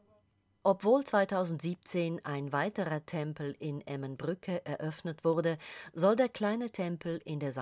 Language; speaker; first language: German; native; German